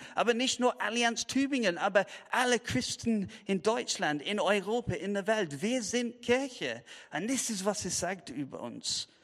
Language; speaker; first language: German; non-native, fluent; English